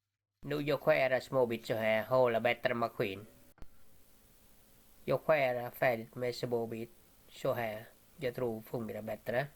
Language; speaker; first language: Swedish; non-native, learner; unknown